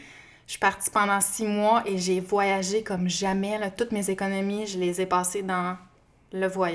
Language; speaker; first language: French; native; French